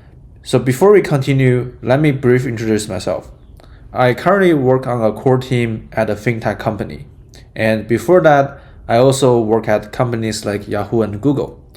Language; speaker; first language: English; non-native, fluent; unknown